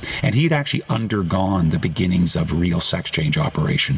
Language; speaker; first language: English; native; English